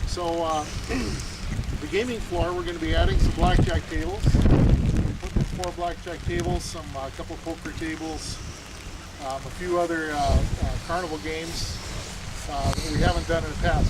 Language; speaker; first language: English; native; English